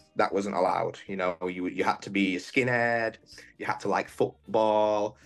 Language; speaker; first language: English; native; English